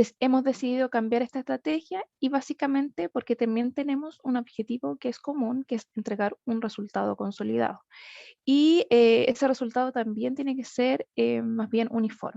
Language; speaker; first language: Spanish; native; Spanish